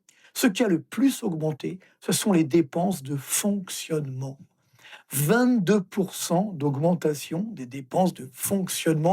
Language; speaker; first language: French; native; French